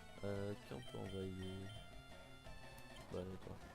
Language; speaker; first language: French; native; French